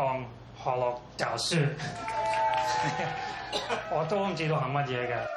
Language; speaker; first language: Chinese; non-native, local second language; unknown